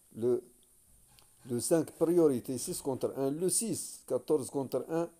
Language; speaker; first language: French; non-native, local second language; Arabic